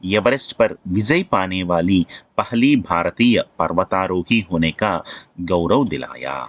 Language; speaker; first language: Hindi; non-native, local second language; Telugu